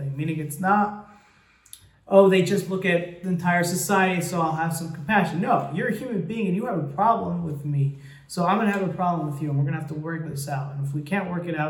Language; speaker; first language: English; native; English